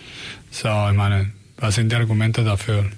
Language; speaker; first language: German; non-native, learner; Spanish